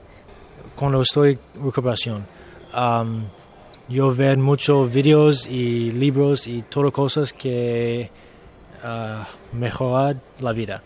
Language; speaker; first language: Spanish; non-native, learner; English